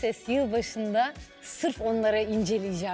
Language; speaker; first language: Turkish; native; Turkish